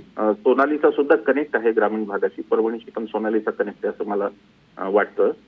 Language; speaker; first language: Marathi; native; Marathi